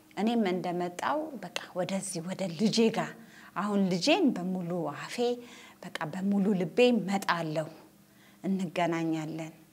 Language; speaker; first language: Amharic; native; Amharic